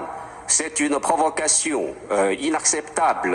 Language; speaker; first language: French; non-native, fluent; Chinese